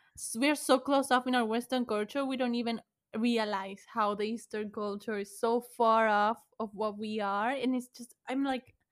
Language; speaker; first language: English; non-native, fluent; Spanish